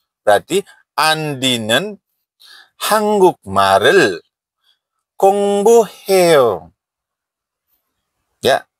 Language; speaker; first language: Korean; non-native, fluent; Indonesian